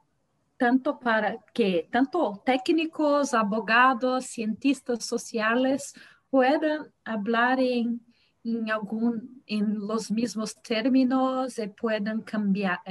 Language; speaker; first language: Spanish; non-native, fluent; Portuguese